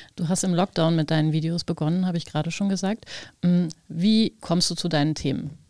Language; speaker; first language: German; native; German